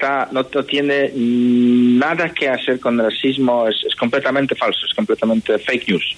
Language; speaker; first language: Spanish; non-native, fluent; Polish